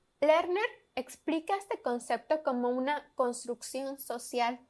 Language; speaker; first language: Spanish; native; Spanish